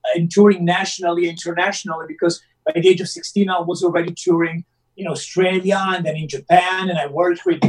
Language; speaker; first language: English; non-native, fluent; Italian